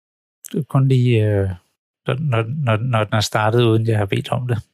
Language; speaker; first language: Swedish; non-native, learner; Danish